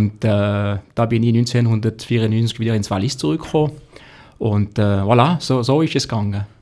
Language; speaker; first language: German; non-native, local second language; French